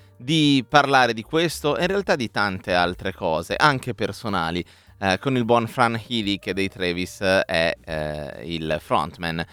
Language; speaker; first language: Italian; native; Italian